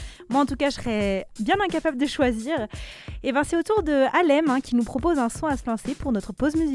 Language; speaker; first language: French; native; French